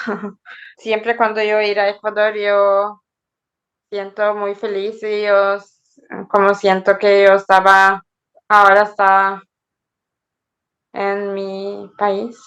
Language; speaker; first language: Spanish; early bilingual, heritage; Norwegian